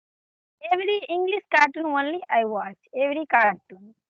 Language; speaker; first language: English; non-native, learner; Hindi